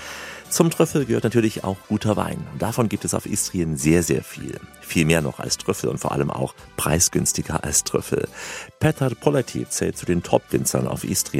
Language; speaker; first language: German; native; German